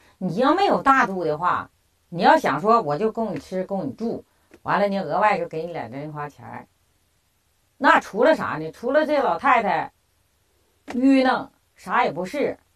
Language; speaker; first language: Chinese; native; Chinese